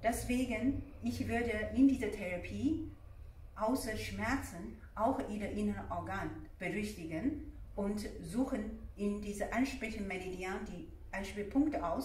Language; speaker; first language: German; non-native, fluent; Chinese